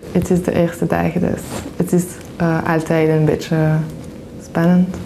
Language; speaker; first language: Dutch; non-native, local second language; French